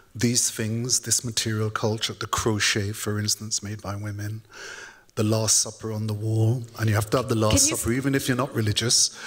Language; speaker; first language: English; native; English